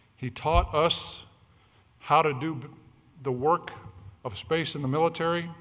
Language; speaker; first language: English; native; English